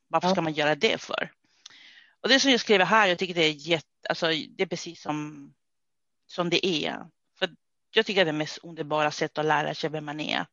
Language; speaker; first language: Swedish; non-native, fluent; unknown